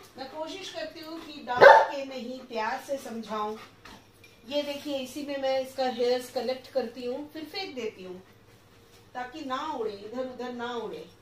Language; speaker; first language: Hindi; non-native, local second language; Bangla